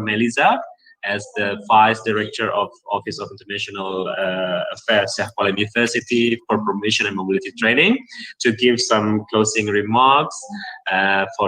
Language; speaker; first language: English; non-native, fluent; Indonesian